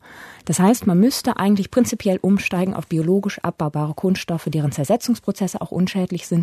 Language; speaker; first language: German; native; German